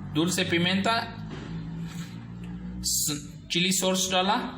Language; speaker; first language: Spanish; non-native, learner; Urdu